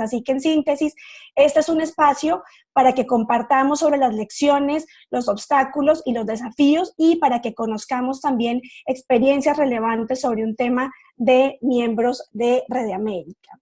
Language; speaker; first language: Spanish; native; Spanish